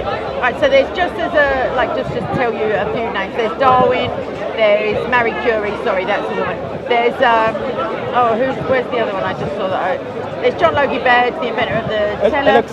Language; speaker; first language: English; native; English